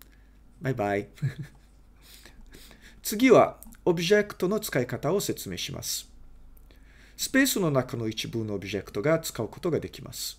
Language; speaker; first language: Japanese; non-native, fluent; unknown